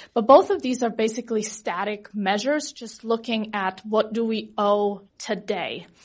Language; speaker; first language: English; non-native, fluent; German